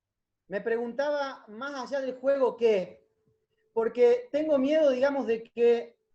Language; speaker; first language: Spanish; native; Spanish